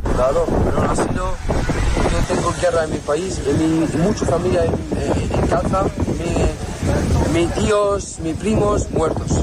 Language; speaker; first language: Spanish; non-native, learner; Arabic